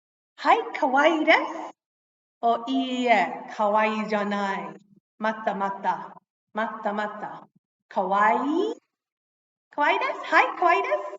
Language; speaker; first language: Japanese; non-native, learner; English